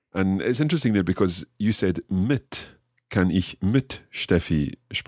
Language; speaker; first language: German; non-native, learner; English